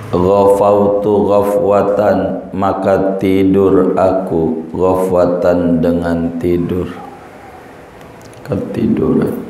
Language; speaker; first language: Indonesian; native; Indonesian